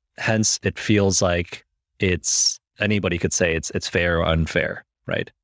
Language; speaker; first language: English; early bilingual, other home language; Chinese